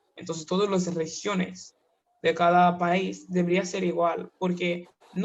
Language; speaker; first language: Spanish; non-native, fluent; Kinyarwanda